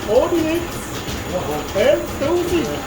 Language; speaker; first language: German; native; German